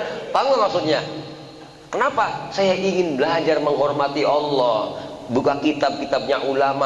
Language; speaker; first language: Indonesian; native; Indonesian